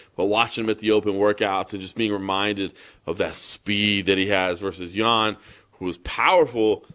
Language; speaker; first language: English; native; English